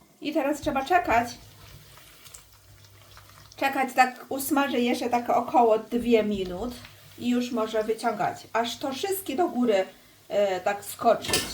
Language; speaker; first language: Polish; non-native, learner; Chinese